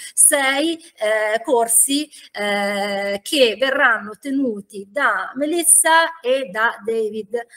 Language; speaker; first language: Italian; native; Italian